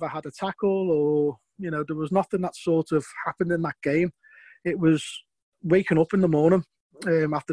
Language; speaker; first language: English; native; English